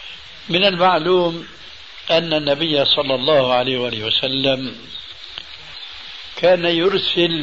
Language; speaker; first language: Arabic; early bilingual, other home language; Albanian